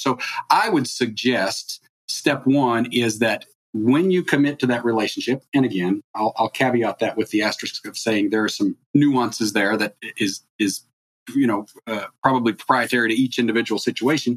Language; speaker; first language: English; native; English